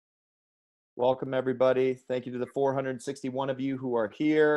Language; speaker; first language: English; native; English